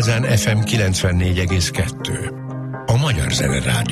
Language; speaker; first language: Hungarian; native; Hungarian